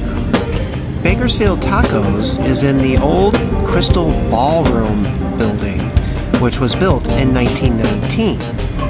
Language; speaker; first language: English; native; English